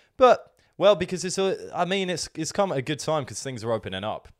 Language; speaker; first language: English; native; English